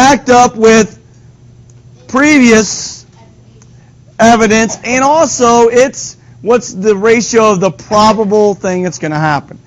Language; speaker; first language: English; native; English